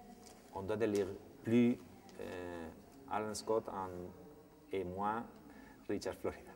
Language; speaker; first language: French; non-native, fluent; Spanish